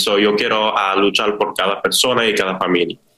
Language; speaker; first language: Spanish; early bilingual, heritage; Spanish